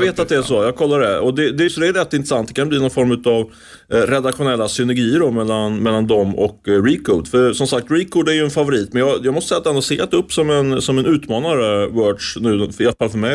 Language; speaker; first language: Swedish; native; Swedish